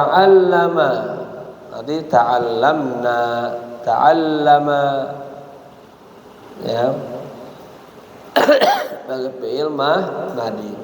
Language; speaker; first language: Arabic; non-native, fluent; Indonesian